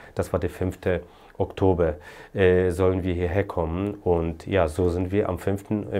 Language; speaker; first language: German; non-native, fluent; Polish